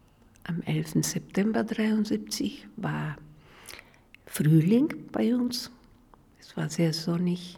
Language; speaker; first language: German; non-native, fluent; Spanish